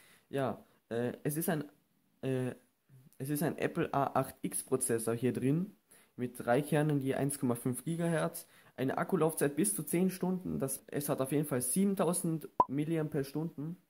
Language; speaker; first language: German; native; German